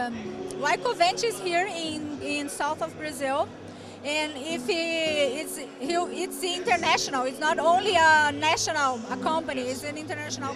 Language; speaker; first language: English; non-native, learner; Portuguese